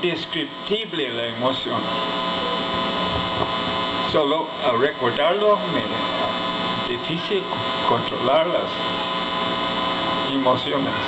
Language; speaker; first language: Spanish; non-native, fluent; English